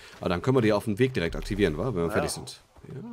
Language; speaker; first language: German; native; German